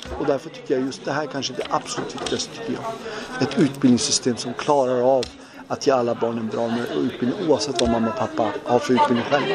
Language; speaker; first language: Swedish; early bilingual, other home language; Turoyo